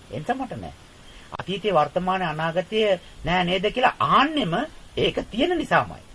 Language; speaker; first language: Sinhala; non-native, fluent; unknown